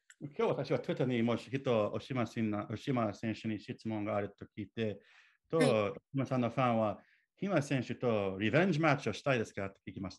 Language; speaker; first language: Japanese; non-native, learner; English